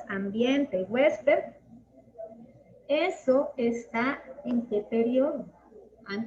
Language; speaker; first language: Spanish; native; Spanish